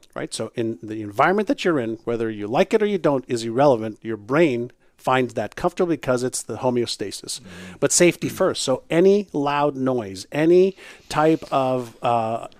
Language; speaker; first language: English; non-native, fluent; Hebrew